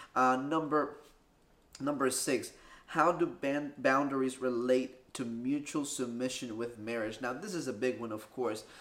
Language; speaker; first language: English; early bilingual, other home language; Spanish